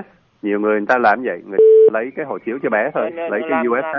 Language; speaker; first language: Vietnamese; native; Vietnamese